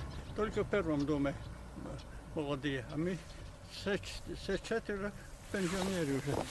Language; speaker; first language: Russian; native; Russian